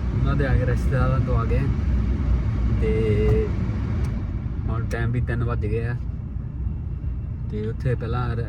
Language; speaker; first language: Punjabi; native; Punjabi